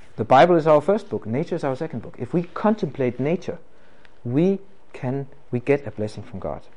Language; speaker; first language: English; non-native, fluent; Danish